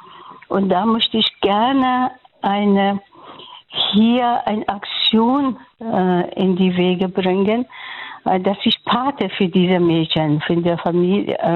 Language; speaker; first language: German; non-native, local second language; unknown